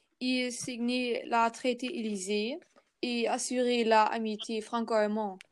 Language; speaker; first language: French; non-native, learner; German